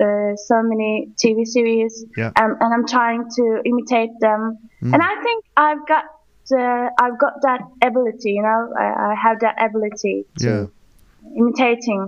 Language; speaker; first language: English; non-native, learner; Turkish